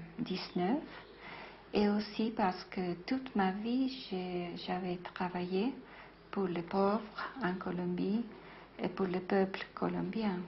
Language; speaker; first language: French; non-native, fluent; Spanish